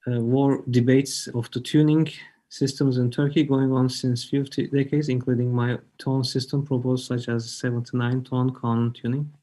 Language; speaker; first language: English; non-native, fluent; Turkish